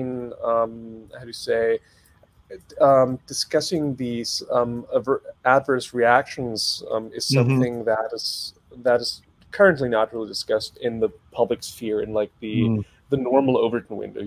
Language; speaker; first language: English; non-native, fluent; German